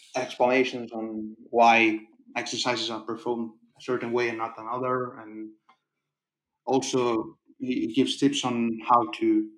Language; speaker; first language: English; non-native, fluent; Italian